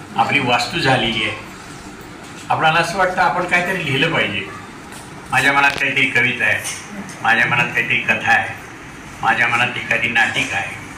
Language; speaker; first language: Marathi; native; Marathi